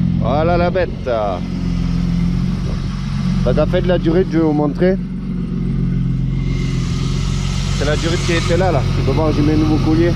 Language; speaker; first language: French; native; French